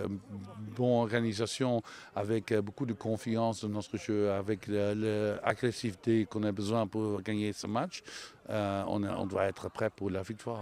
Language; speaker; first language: French; non-native, local second language; Dutch